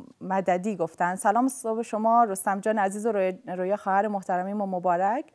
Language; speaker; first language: Persian; native; Persian